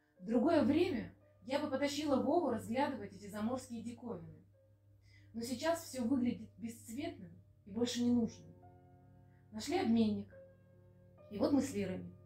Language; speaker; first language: Russian; native; Russian